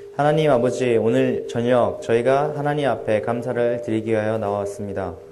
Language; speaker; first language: Korean; native; Korean